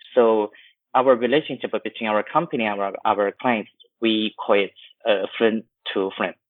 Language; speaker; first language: English; non-native, fluent; Chinese